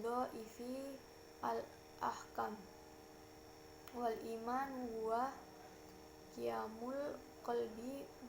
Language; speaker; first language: Arabic; non-native, learner; Indonesian